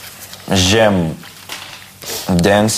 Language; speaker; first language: French; non-native, learner; Russian